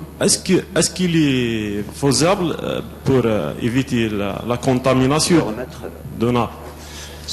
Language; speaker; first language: French; non-native, local second language; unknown